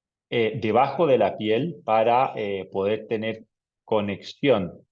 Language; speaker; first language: Spanish; native; Spanish